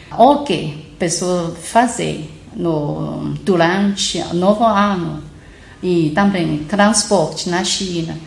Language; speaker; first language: Portuguese; non-native, learner; Chinese